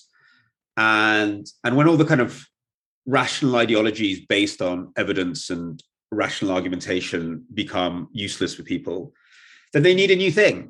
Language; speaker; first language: English; non-native, local second language; Russian